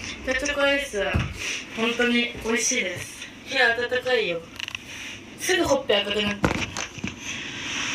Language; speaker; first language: Japanese; native; Japanese